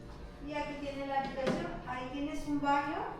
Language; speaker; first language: Spanish; native; Spanish